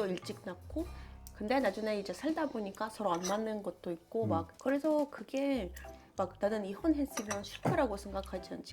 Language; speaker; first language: Korean; non-native, fluent; Ukrainian